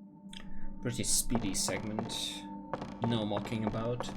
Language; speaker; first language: English; non-native, fluent; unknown